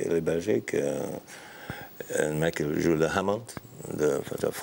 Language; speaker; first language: French; non-native, learner; English